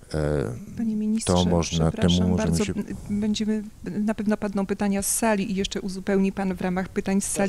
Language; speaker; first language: Polish; native; Polish